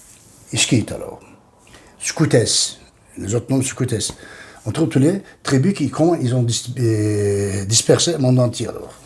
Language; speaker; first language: French; non-native, learner; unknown